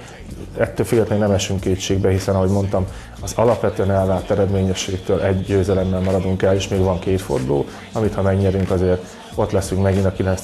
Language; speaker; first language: Hungarian; native; Hungarian